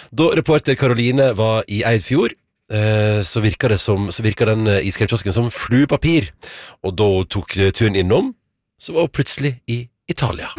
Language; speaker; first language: Norwegian; native; Norwegian